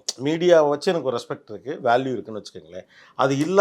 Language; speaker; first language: Tamil; native; Tamil